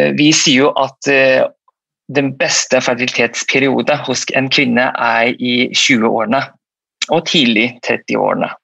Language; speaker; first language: Norwegian; non-native, fluent; Malay